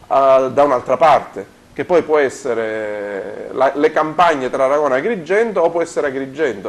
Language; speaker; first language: Italian; native; Italian